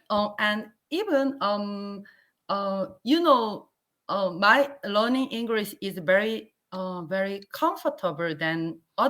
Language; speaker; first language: English; non-native, learner; Korean